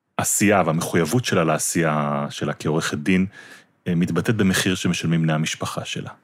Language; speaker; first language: Hebrew; native; Hebrew